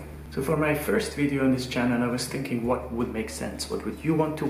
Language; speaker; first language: English; non-native, fluent; Swiss German